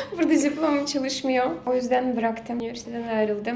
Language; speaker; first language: Turkish; non-native, learner; Russian